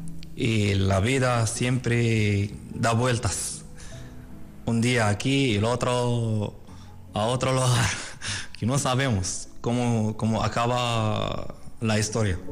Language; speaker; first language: Spanish; non-native, learner; Arabic